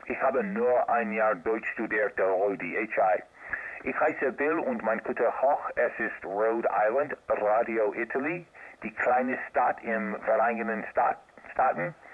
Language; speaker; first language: German; non-native, learner; English